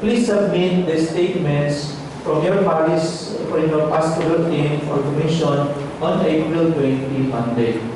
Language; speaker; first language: English; non-native, local second language; Filipino